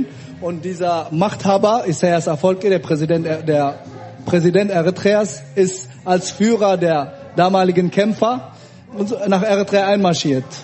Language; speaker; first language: German; early bilingual, other home language; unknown